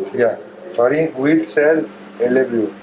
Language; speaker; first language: French; non-native, learner; Italian